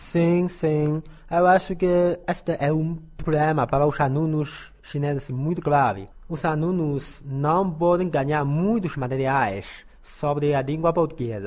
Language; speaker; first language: Portuguese; non-native, learner; Chinese